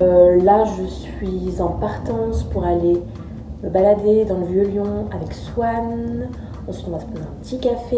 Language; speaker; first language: French; native; French